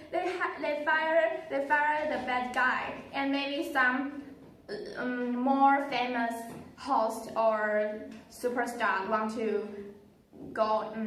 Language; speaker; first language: English; non-native, learner; Chinese